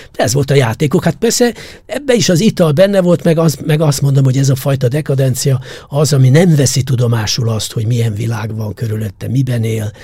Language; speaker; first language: Hungarian; native; Hungarian